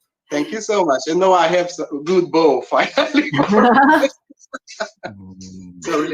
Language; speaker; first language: English; non-native, learner; Hungarian